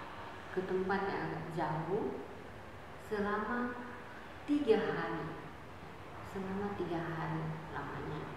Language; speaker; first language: Indonesian; native; Indonesian